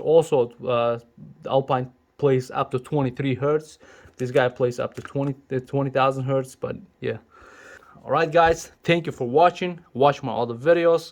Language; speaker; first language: English; non-native, local second language; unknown